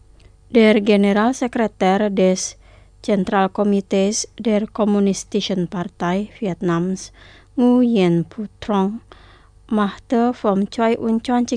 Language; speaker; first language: German; non-native, fluent; Indonesian